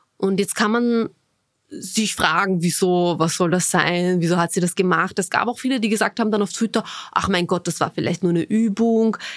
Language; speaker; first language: German; early bilingual, other home language; Bosnian